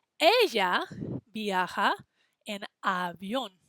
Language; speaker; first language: Spanish; non-native, fluent; English